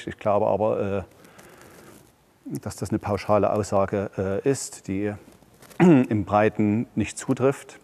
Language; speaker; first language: German; native; German